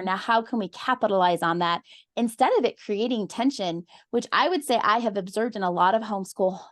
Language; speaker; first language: English; native; English